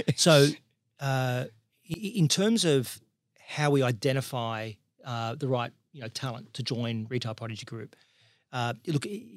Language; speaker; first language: English; native; English